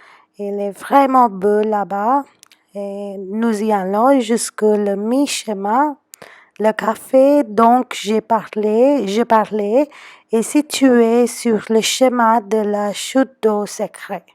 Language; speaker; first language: French; non-native, fluent; Hindi